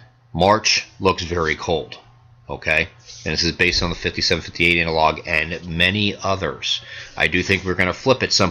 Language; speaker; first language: English; native; English